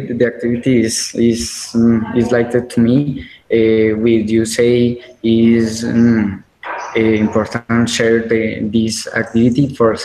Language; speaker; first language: English; non-native, learner; Spanish